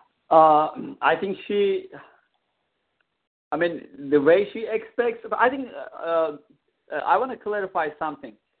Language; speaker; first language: English; non-native, fluent; Turkish